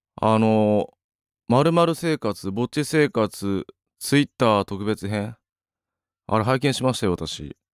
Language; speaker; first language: Japanese; native; Japanese